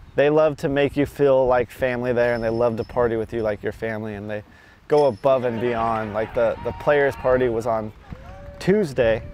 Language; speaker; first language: English; native; English